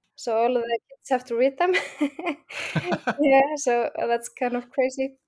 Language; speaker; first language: English; non-native, fluent; Icelandic